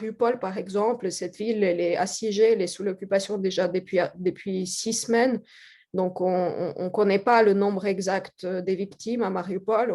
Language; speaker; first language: French; non-native, fluent; Russian